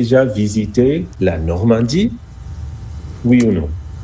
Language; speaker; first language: French; non-native, fluent; English